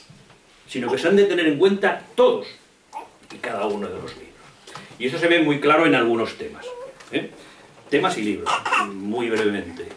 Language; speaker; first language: Spanish; native; Spanish